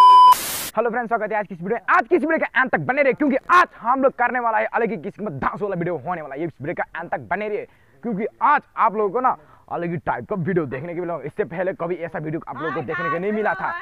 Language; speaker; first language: Hindi; non-native, local second language; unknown